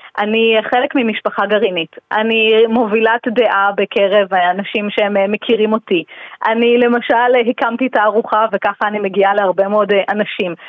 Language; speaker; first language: Hebrew; native; Hebrew